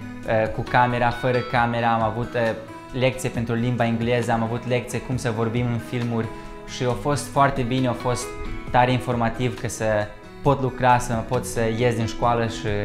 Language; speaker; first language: Romanian; early bilingual, heritage; Romanian